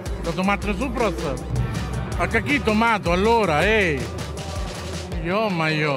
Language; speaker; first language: Russian; non-native, learner; Italian